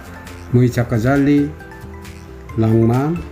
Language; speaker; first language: Russian; non-native, learner; Korean